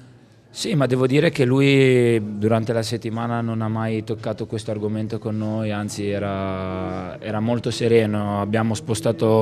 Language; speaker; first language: Italian; native; Italian